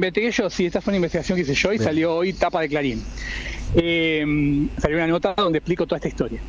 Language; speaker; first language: Spanish; native; Spanish